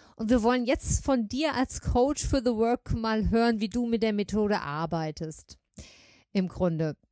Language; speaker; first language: German; native; German